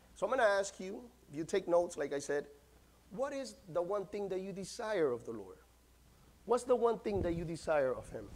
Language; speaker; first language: English; non-native, fluent; Spanish